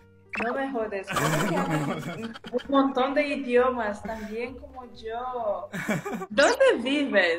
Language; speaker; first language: Spanish; non-native, fluent; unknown